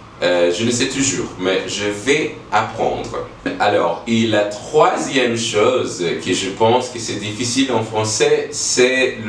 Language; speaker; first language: French; non-native, learner; English